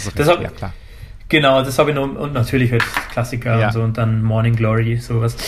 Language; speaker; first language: German; native; German